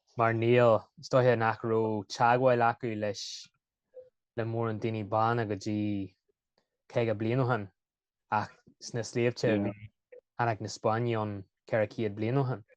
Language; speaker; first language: Irish; native; Irish